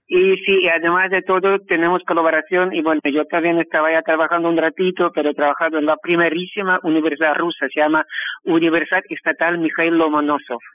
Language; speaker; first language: Spanish; non-native, fluent; Russian